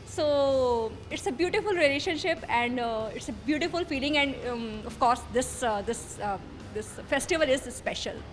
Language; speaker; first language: Hindi; native; Hindi